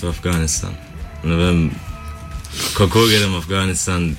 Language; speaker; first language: Slovenian; non-native, learner; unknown